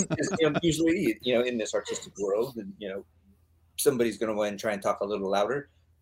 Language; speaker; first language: English; native; English